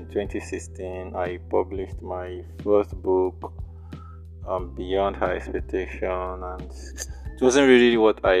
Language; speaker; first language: English; non-native, local second language; Igbo